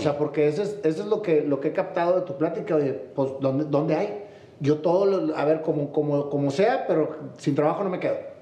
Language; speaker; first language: Spanish; native; Spanish